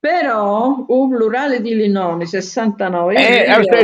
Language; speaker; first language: Italian; native; Italian